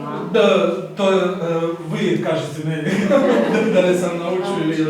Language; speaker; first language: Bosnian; non-native, fluent; Russian